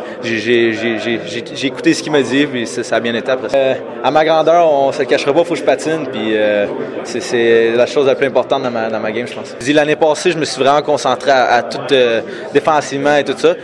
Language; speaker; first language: French; native; French